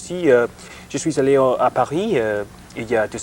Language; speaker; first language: French; non-native, learner; English